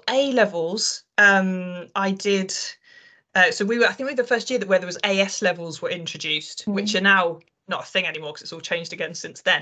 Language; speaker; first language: English; native; English